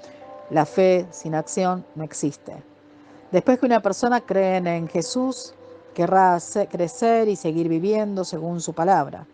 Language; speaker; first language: Spanish; native; Spanish